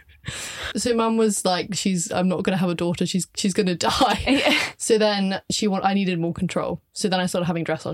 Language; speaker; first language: English; native; English